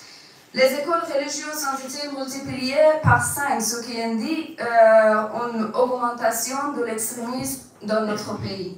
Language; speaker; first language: French; non-native, fluent; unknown